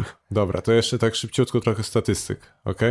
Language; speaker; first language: Polish; native; Polish